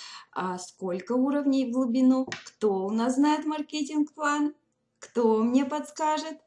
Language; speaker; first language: Russian; native; Russian